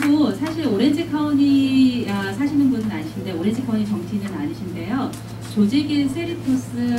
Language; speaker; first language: Korean; native; Korean